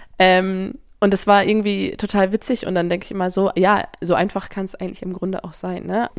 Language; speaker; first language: German; native; German